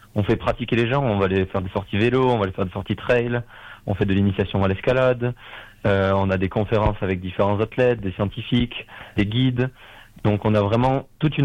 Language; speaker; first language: French; native; French